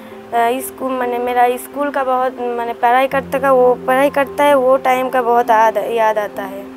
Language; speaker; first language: Hindi; non-native, local second language; Bangla